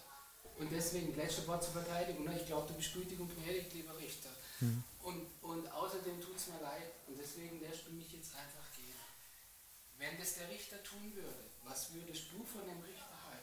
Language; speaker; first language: German; native; German